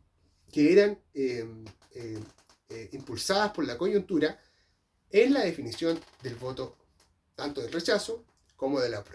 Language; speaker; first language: Spanish; native; Spanish